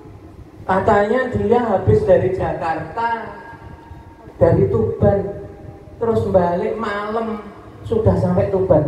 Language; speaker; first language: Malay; non-native, local second language; Javanese